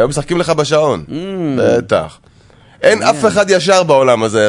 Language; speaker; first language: Hebrew; native; Hebrew